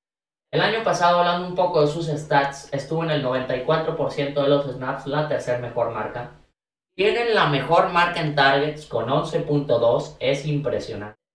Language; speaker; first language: Spanish; native; Spanish